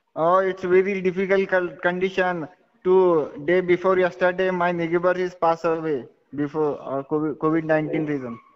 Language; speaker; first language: English; non-native, local second language; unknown